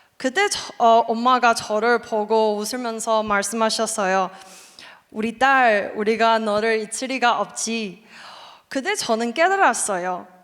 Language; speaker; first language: Korean; non-native, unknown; Chinese